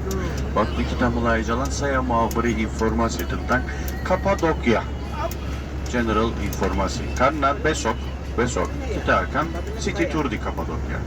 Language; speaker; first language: Indonesian; non-native, fluent; Turkish